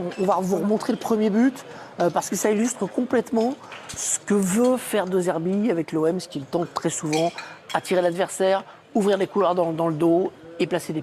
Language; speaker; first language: French; native; French